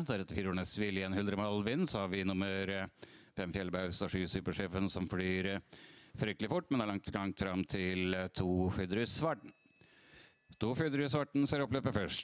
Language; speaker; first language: Norwegian; native; Norwegian